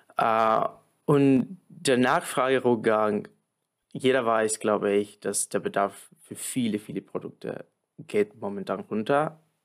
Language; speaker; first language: German; non-native, fluent; Spanish